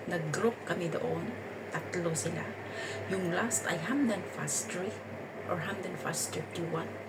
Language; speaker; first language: Filipino; non-native, local second language; Cebuano